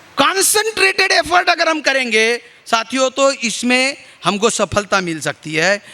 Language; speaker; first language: Hindi; non-native, local second language; Marathi